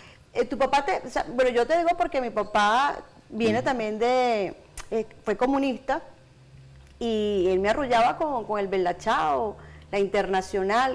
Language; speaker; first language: Spanish; native; Spanish